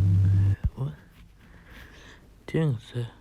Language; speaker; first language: English; native; English